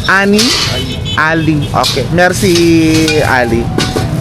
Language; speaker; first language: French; non-native, learner; Filipino